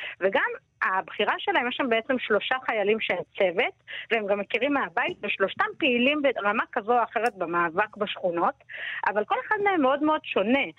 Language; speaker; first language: Hebrew; native; Hebrew